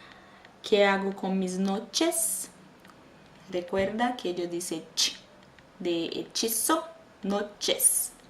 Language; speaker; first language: Spanish; non-native, fluent; Portuguese